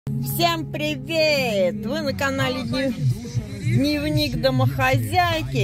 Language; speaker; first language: Russian; native; Russian